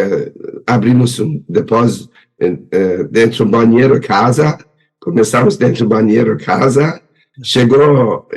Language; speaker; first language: Portuguese; non-native, learner; Persian